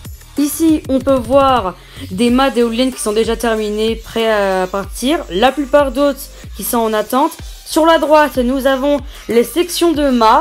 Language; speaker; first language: French; native; French